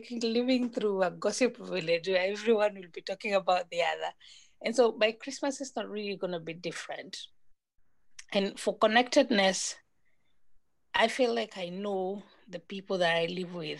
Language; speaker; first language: English; non-native, local second language; Kikuyu